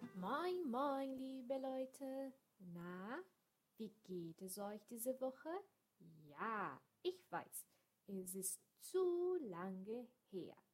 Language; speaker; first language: German; non-native, fluent; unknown